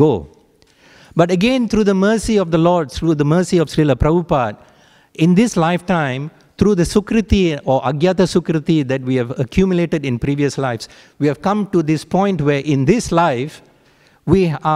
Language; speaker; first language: English; non-native, local second language; Tamil